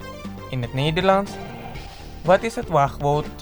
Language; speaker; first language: Dutch; non-native, fluent; Indonesian